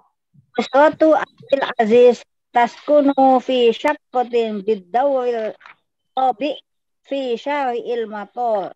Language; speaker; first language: Arabic; non-native, learner; Indonesian